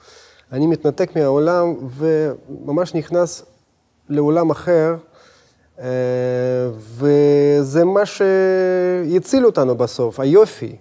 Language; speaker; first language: Hebrew; non-native, fluent; Russian